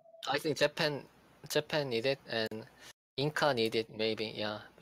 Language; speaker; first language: English; non-native, learner; Korean